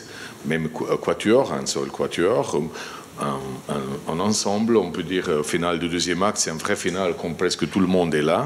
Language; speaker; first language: French; non-native, fluent; Slovenian